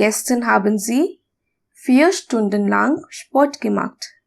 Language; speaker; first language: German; non-native, learner; English